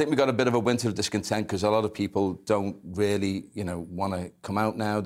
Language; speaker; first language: English; native; English